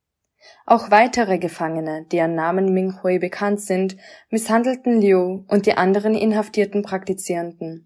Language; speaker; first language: German; native; German